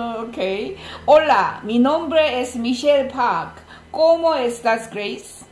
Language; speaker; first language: Spanish; non-native, learner; Korean